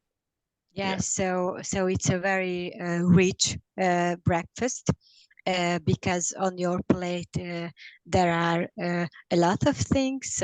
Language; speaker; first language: English; non-native, learner; Hungarian